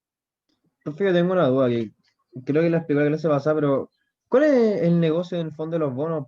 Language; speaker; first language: Spanish; native; Spanish